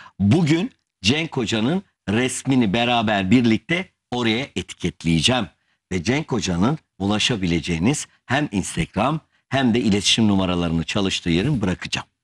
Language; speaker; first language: Turkish; native; Turkish